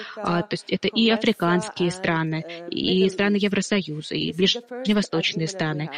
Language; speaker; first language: Russian; non-native, fluent; Arabic